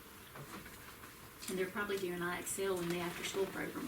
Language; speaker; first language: English; native; English